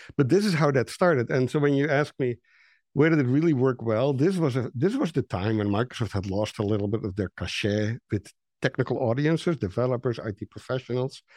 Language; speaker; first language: English; non-native, fluent; Dutch